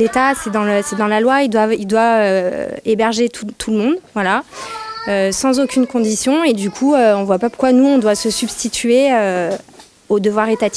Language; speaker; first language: French; native; French